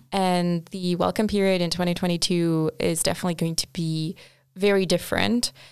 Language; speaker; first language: English; non-native, fluent; Portuguese